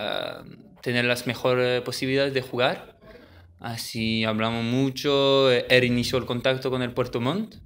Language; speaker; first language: Spanish; early bilingual, heritage; French